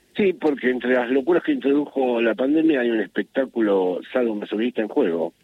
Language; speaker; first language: Spanish; native; Spanish